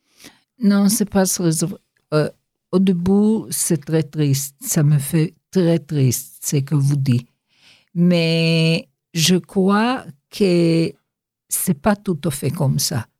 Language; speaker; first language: French; non-native, learner; Hebrew